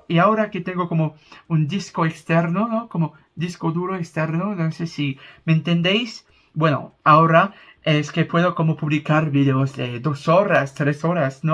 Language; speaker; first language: Spanish; non-native, fluent; French